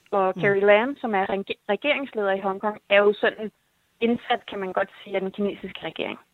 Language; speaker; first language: Danish; native; Danish